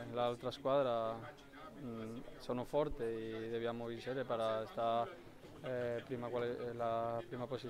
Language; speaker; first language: Italian; non-native, learner; Spanish